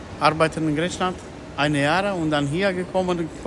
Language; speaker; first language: German; non-native, learner; Romanian